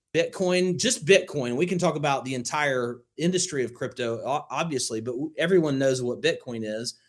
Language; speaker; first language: English; native; English